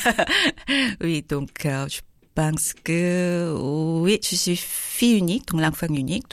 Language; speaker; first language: French; non-native, learner; Korean